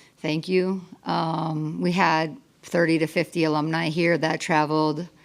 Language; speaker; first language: English; native; English